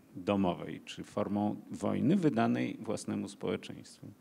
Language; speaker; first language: Polish; native; Polish